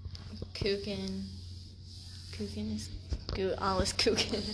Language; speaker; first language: German; non-native, learner; English